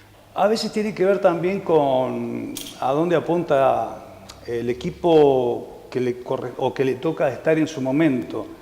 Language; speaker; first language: Spanish; native; Spanish